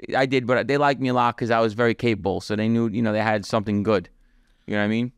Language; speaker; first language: English; native; English